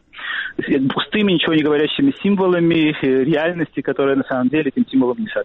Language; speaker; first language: Russian; non-native, fluent; Georgian